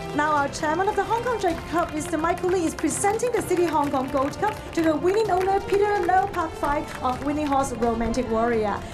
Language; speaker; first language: English; non-native, local second language; Cantonese